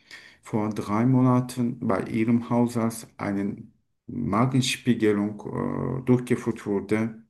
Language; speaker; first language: German; non-native, learner; Turkish